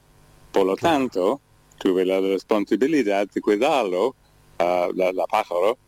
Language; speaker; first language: Spanish; non-native, learner; English